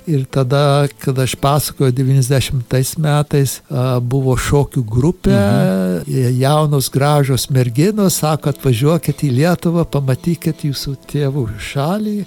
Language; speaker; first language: Lithuanian; early bilingual, heritage; Lithuanian